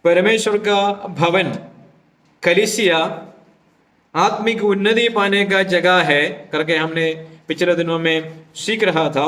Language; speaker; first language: Hindi; non-native, local second language; Malayalam